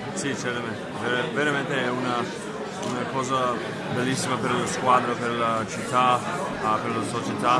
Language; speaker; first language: Italian; non-native, fluent; English